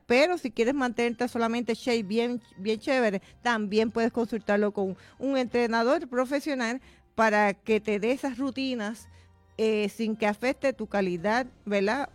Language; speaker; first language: Spanish; native; Spanish